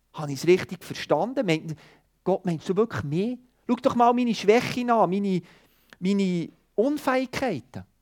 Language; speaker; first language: German; non-native, fluent; Swiss German